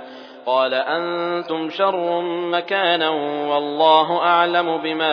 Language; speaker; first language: Arabic; native; Arabic